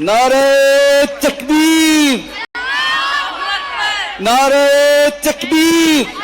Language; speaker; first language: Hindi; non-native, local second language; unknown